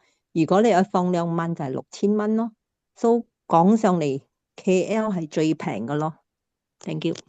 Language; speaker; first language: Cantonese; native; Cantonese